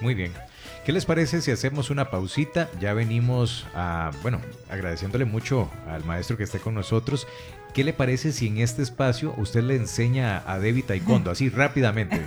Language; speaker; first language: Spanish; native; Spanish